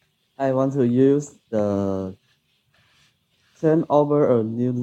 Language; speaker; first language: English; non-native, learner; Chinese